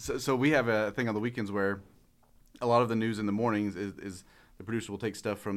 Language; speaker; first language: English; native; English